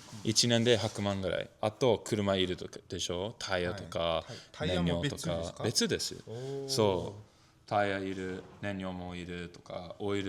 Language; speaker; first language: Japanese; non-native, learner; English